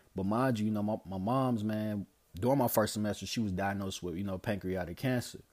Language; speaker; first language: English; native; English